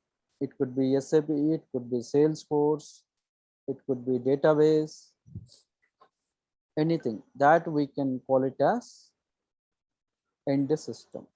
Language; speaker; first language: English; non-native, local second language; Telugu